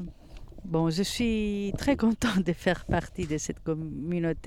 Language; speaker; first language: French; non-native, fluent; Greek